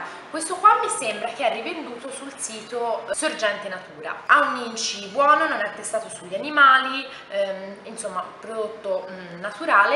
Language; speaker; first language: Italian; native; Italian